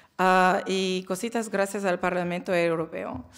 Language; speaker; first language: Spanish; non-native, learner; French